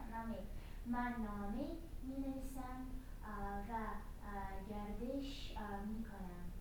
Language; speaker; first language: Tajik; non-native, learner; Russian